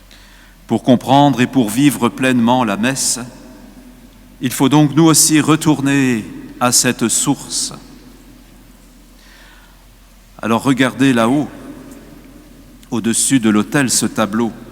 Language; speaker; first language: French; native; French